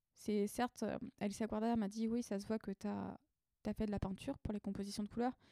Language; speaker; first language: French; native; French